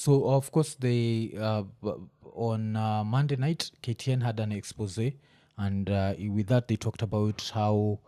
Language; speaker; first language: English; non-native, local second language; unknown